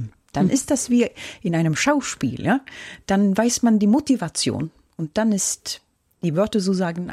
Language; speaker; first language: German; non-native, fluent; Norwegian